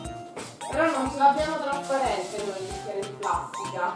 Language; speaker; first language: Italian; native; Italian